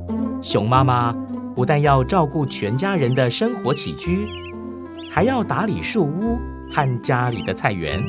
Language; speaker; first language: Chinese; native; Chinese